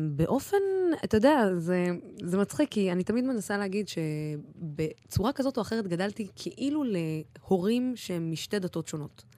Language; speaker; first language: Hebrew; non-native, local second language; Arabic